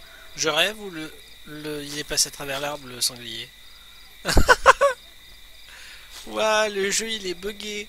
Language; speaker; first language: French; native; French